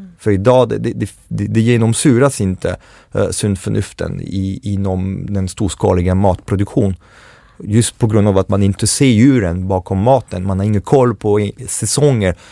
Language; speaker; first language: Swedish; non-native, fluent; French